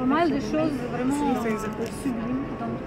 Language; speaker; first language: French; non-native, fluent; Russian